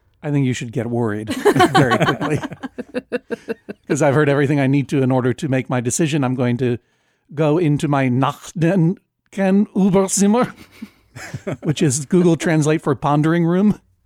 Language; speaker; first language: English; native; English